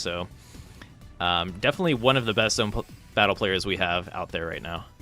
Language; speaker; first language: English; native; English